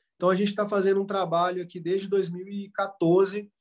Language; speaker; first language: Portuguese; native; Portuguese